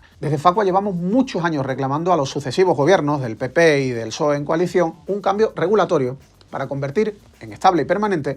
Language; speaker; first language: Spanish; native; Spanish